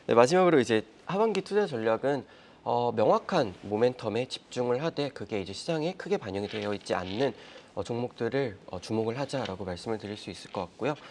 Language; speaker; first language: Korean; native; Korean